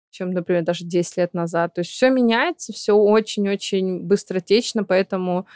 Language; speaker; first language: Russian; native; Russian